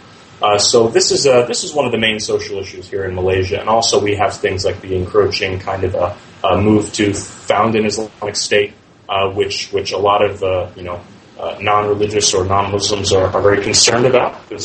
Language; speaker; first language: English; native; English